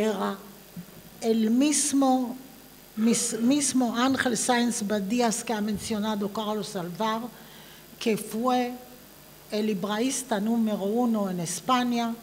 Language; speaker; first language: Spanish; non-native, fluent; Hebrew